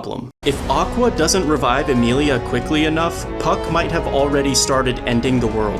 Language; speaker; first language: English; native; English